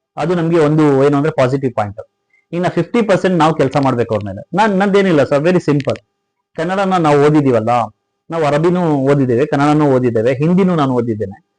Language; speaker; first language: Kannada; non-native, local second language; Urdu